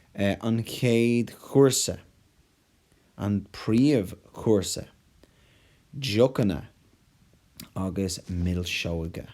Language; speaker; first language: Irish; non-native, local second language; English